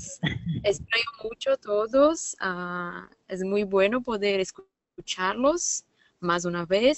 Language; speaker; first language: Spanish; non-native, learner; Portuguese